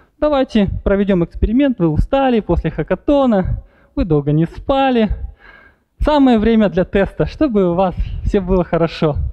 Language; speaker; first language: Russian; native; Russian